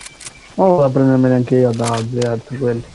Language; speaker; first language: Italian; native; Italian